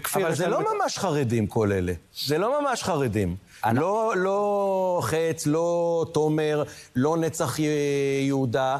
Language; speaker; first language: Hebrew; native; Hebrew